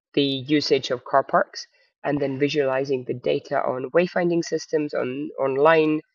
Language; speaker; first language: English; non-native, fluent; Estonian